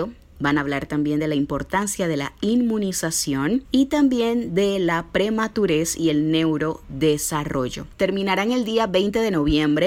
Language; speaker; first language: Spanish; native; Spanish